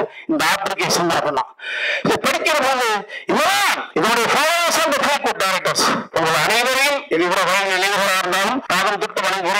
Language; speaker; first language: Tamil; native; Tamil